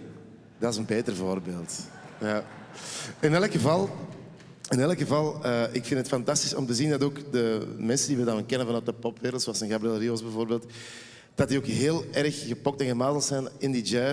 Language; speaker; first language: Dutch; native; Dutch